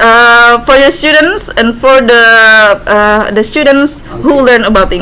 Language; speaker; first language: English; non-native, learner; Indonesian